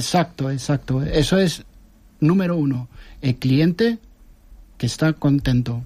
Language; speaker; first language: Spanish; non-native, fluent; Dutch